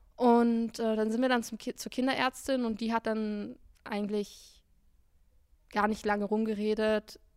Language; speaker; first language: German; native; German